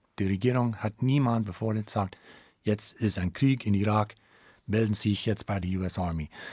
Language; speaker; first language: German; non-native, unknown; English